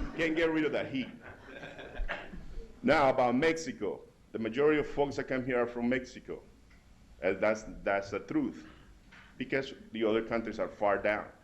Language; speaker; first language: English; non-native, fluent; Spanish